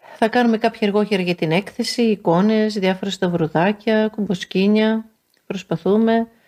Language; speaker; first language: Greek; native; Greek